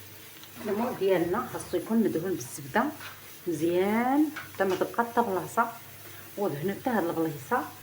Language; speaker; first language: Arabic; native; Arabic